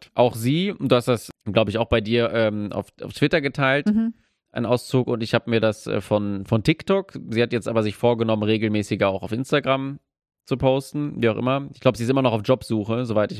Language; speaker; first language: German; native; German